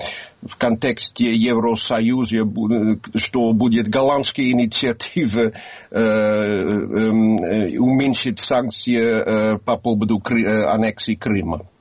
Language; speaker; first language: Russian; non-native, learner; Dutch